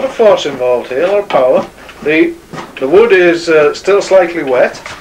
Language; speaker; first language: English; native; English